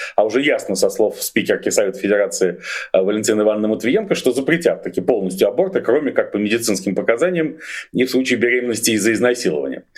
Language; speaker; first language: Russian; native; Russian